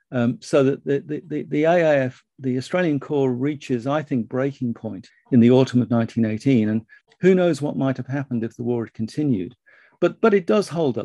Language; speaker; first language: English; native; English